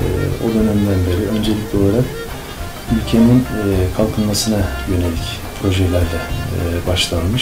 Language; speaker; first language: Turkish; native; Turkish